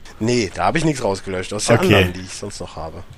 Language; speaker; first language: German; native; German